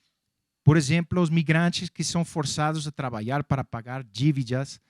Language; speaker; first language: Portuguese; non-native, fluent; English